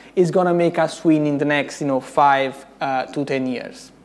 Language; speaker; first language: English; non-native, fluent; Italian